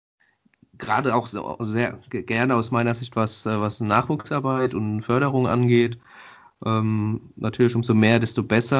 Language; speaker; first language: German; native; German